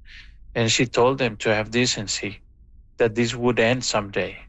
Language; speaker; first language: English; non-native, fluent; Spanish